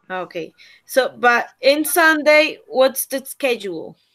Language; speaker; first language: English; non-native, learner; Spanish